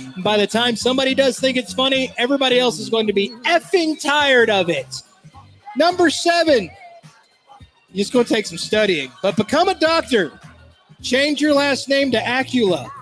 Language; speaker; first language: English; native; English